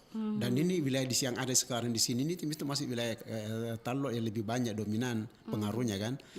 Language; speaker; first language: Indonesian; native; Indonesian